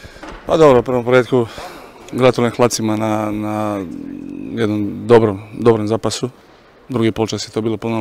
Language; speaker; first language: Slovak; non-native, learner; Croatian